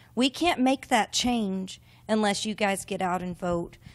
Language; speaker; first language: English; native; English